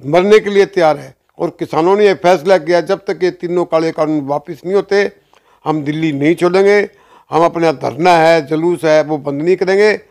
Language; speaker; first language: Hindi; native; Hindi